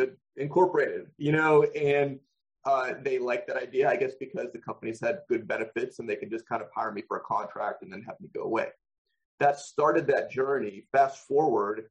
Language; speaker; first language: English; native; English